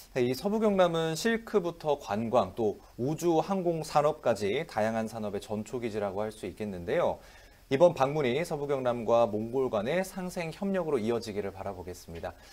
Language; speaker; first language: Korean; native; Korean